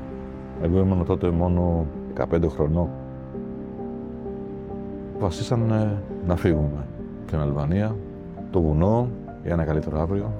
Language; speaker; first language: Greek; early bilingual, other home language; Albanian